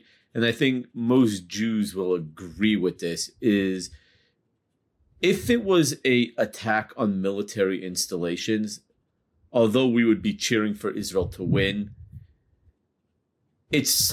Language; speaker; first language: English; native; English